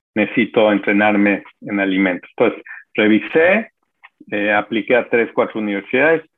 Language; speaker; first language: Spanish; native; Spanish